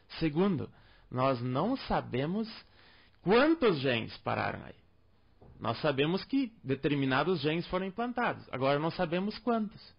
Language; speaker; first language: Portuguese; non-native, local second language; German